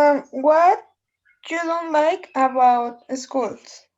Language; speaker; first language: English; non-native, learner; Spanish